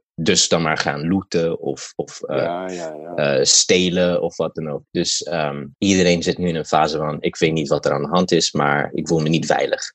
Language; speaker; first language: Dutch; non-native, fluent; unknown